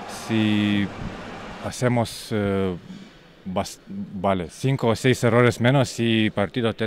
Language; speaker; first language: Spanish; non-native, learner; Lithuanian